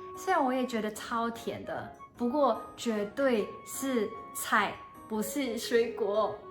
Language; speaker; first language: Chinese; non-native, fluent; Japanese